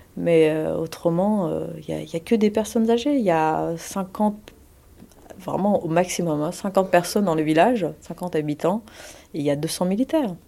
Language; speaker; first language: French; early bilingual, other home language; Kurdish